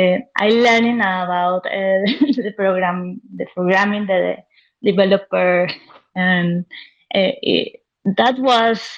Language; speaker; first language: English; non-native, learner; Spanish